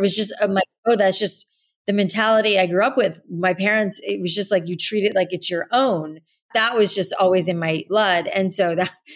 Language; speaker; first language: English; native; English